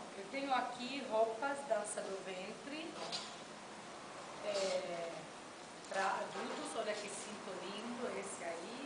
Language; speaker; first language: Portuguese; non-native, fluent; Arabic